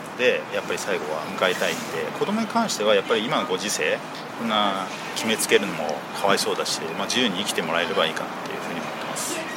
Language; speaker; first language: Japanese; early bilingual, other home language; Chinese